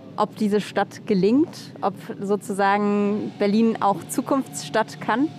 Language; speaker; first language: German; native; German